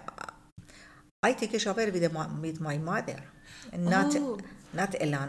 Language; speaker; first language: English; non-native, learner; Persian